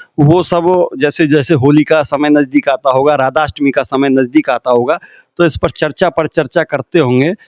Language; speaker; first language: Hindi; native; Hindi